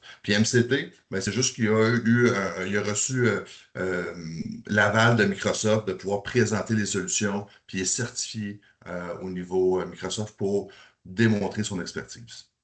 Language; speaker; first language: French; native; French